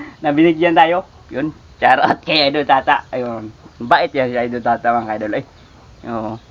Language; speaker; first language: Filipino; non-native, local second language; Cebuano